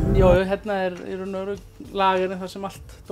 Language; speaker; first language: Icelandic; native; Icelandic